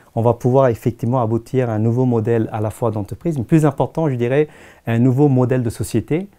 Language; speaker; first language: French; non-native, fluent; Tamil